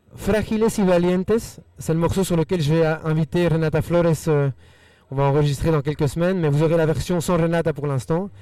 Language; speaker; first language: French; early bilingual, other home language; Spanish